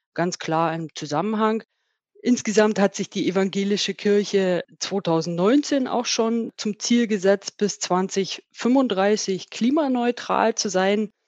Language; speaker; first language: German; native; German